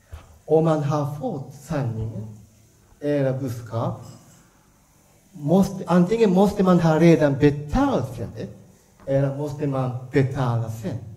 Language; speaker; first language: Swedish; non-native, fluent; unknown